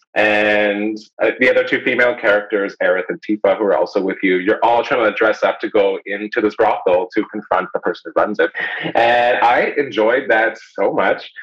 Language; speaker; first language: English; native; English